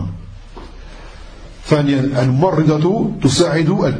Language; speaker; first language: Arabic; non-native, fluent; French